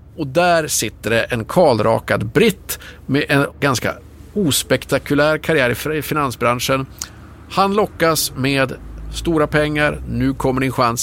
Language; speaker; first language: Swedish; native; Swedish